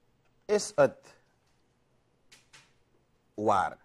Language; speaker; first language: Dutch; native; Dutch